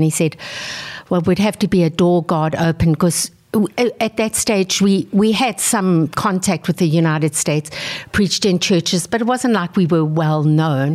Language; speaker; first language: English; native; English